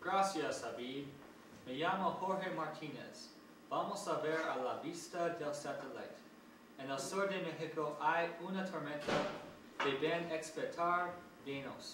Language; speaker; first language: Spanish; non-native, learner; English